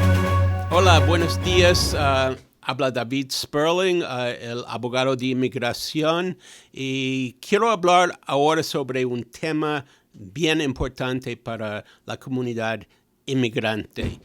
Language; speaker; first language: Spanish; non-native, fluent; English